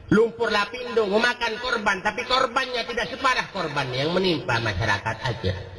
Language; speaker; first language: Malay; non-native, local second language; Achinese